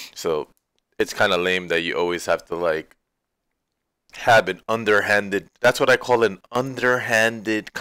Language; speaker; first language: English; native; English